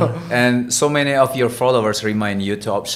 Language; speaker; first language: English; non-native, learner; Indonesian